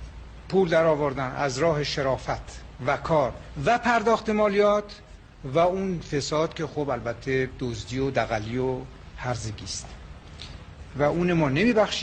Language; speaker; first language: Persian; native; Persian